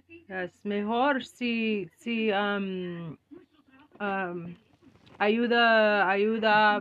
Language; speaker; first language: Spanish; non-native, learner; English